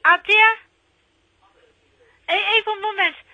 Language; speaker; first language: Dutch; non-native, learner; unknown